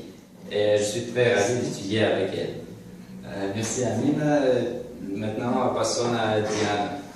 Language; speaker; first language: French; non-native, learner; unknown